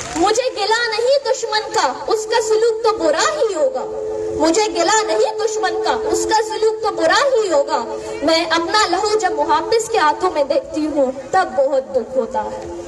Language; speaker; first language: Urdu; non-native, local second language; Baluchi